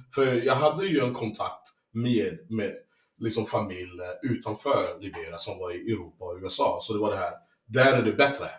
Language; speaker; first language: Swedish; early bilingual, other home language; English